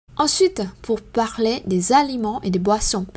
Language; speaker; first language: French; non-native, fluent; Vietnamese